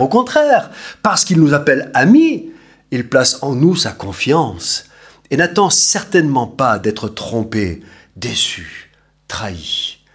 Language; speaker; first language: French; native; French